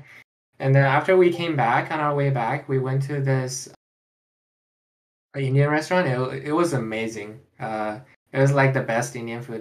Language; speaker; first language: English; non-native, fluent; Chinese